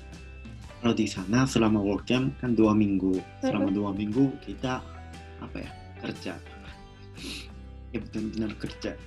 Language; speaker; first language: Indonesian; non-native, local second language; Japanese